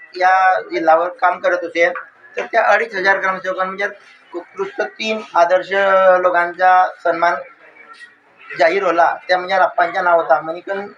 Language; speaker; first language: Marathi; non-native, local second language; Bhili